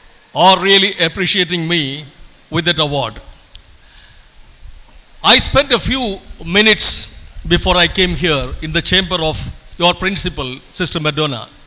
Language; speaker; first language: English; non-native, local second language; Tamil